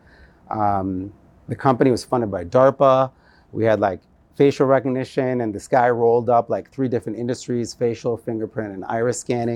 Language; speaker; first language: English; native; English